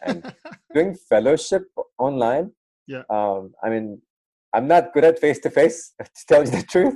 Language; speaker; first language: English; native; English